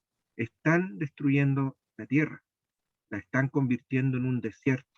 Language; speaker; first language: Spanish; native; Spanish